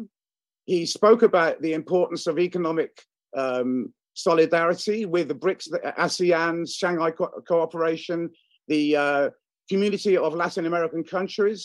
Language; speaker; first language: English; non-native, fluent; French